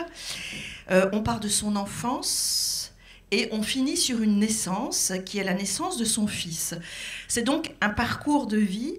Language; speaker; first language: French; native; French